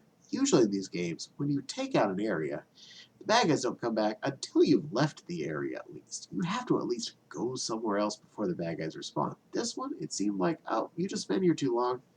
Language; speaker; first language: English; native; English